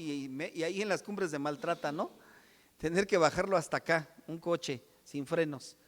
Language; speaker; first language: Spanish; native; Spanish